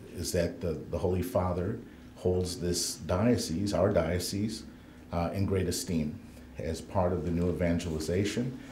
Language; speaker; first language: English; native; English